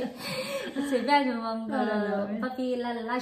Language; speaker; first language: French; non-native, learner; Vietnamese